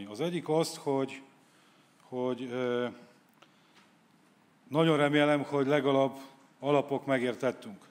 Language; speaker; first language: Hungarian; non-native, fluent; Polish